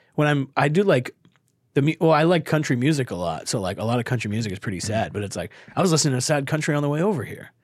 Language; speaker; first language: English; native; English